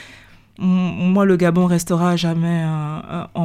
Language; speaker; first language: French; native; French